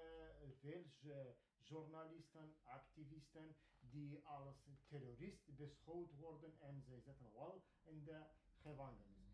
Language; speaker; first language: Dutch; non-native, fluent; Kurdish